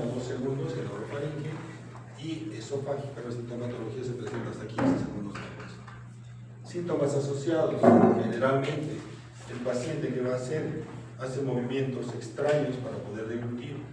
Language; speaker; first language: Spanish; native; Spanish